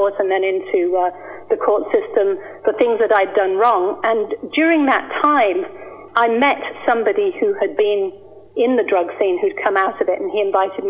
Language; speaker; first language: English; native; English